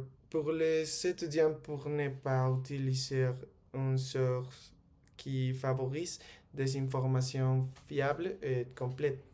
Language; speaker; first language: French; non-native, learner; Spanish